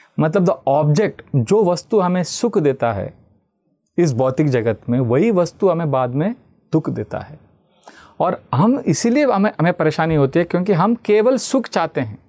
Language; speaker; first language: Hindi; non-native, local second language; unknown